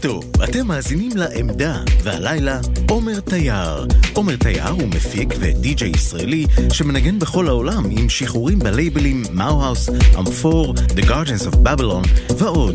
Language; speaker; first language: Hebrew; native; Hebrew